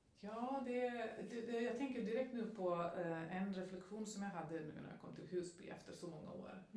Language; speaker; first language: Swedish; non-native, fluent; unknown